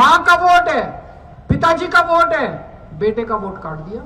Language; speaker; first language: Hindi; native; Hindi